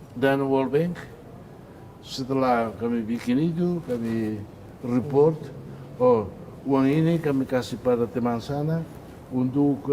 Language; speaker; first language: Indonesian; non-native, fluent; Tetum